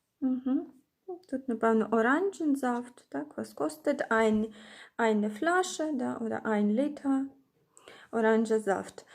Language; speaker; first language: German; non-native, fluent; Ukrainian